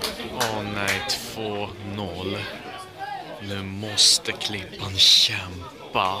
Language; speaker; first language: Swedish; early bilingual, other home language; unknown